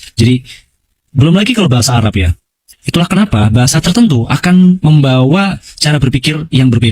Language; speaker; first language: Indonesian; non-native, local second language; Javanese